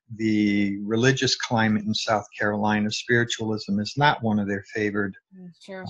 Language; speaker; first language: English; native; English